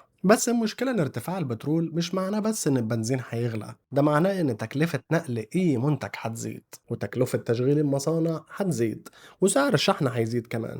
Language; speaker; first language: Arabic; native; Arabic